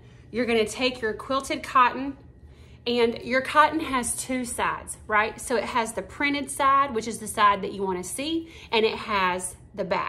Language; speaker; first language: English; native; English